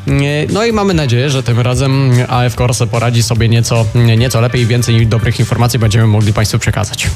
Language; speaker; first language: Polish; native; Polish